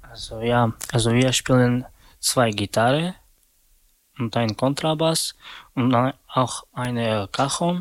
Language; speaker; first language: German; non-native, learner; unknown